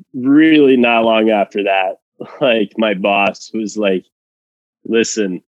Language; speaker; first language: English; non-native, fluent; Spanish